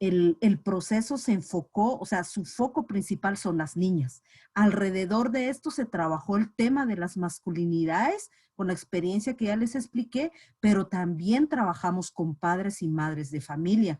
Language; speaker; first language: Spanish; native; Spanish